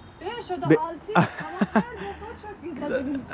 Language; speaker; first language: Turkish; non-native, learner; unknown